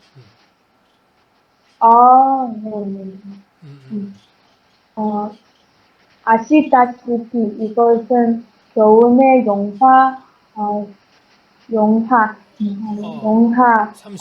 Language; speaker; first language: Korean; non-native, learner; Chinese